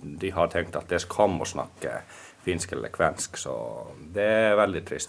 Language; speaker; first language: Norwegian; non-native, fluent; Finnish